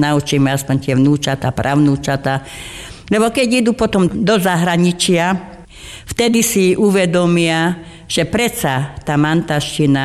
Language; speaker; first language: Slovak; non-native, local second language; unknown